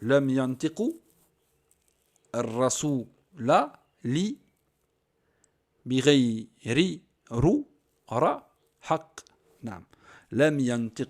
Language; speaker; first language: Arabic; non-native, fluent; French